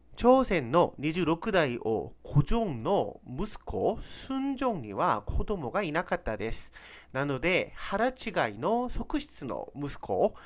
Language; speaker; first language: Japanese; non-native, fluent; Korean